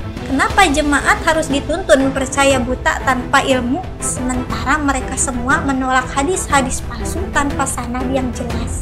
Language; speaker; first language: Indonesian; native; Indonesian